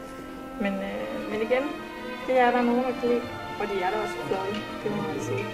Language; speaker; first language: Danish; native; Danish